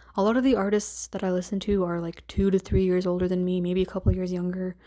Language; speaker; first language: English; native; English